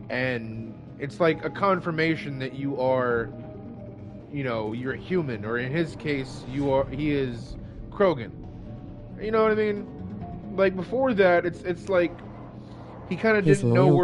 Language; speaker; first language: English; native; English